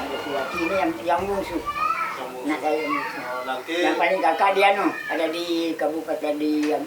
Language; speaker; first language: Indonesian; non-native, local second language; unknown